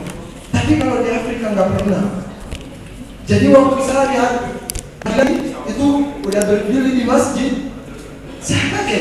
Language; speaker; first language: Indonesian; non-native, fluent; Ganda